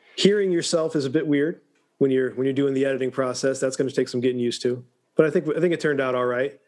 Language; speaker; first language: English; native; English